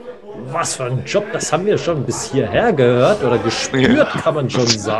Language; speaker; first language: German; native; German